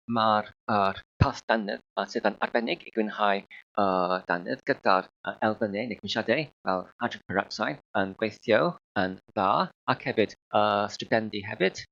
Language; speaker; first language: Welsh; non-native, learner; Filipino